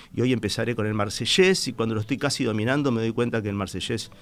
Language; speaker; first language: Spanish; native; Spanish